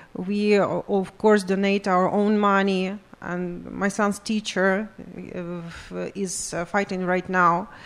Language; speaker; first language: English; non-native, fluent; Ukrainian